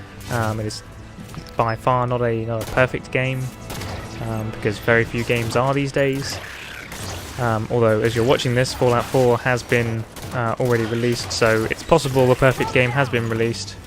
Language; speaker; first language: English; native; English